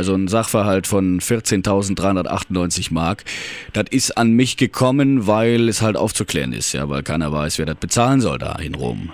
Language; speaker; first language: German; native; German